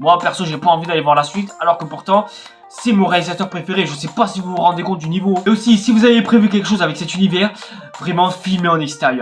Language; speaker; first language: French; native; French